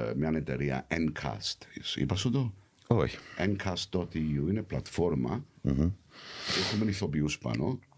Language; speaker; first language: Greek; early bilingual, heritage; Greek